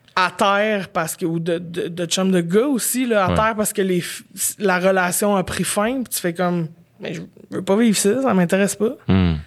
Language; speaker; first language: French; native; French